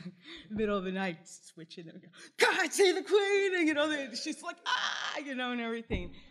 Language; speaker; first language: English; native; English